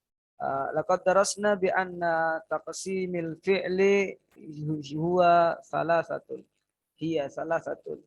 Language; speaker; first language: Arabic; non-native, learner; Indonesian